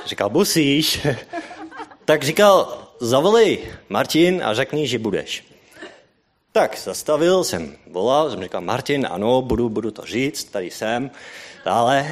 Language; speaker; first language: Czech; non-native, learner; Dutch